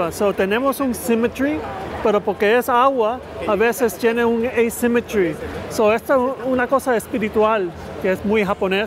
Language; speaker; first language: Spanish; early bilingual, heritage; Spanish